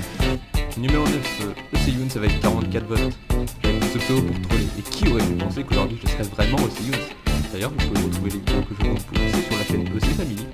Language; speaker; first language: French; native; French